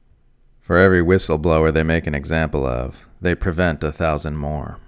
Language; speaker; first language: English; native; English